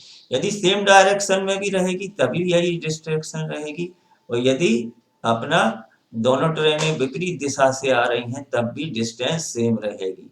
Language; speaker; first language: Hindi; native; Hindi